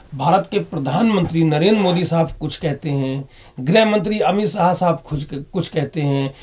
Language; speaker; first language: Hindi; native; Hindi